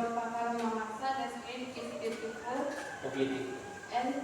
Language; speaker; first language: English; non-native, learner; Indonesian